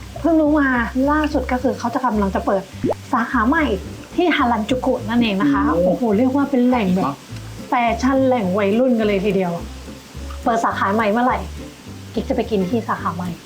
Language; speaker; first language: Thai; native; Thai